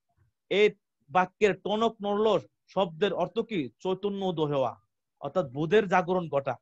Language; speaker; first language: Bangla; native; Bangla